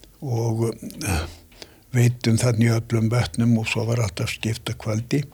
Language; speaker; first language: Icelandic; native; Icelandic